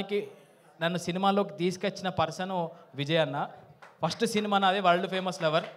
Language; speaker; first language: Telugu; native; Telugu